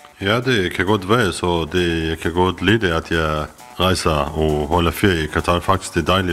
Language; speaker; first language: Danish; non-native, learner; Kurdish